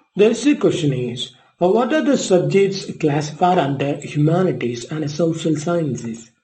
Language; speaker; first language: English; non-native, local second language; Malayalam